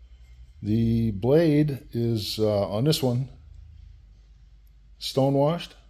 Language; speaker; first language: English; native; English